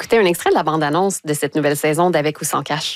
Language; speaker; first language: French; native; French